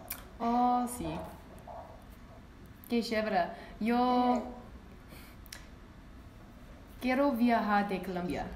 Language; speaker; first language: Spanish; non-native, learner; English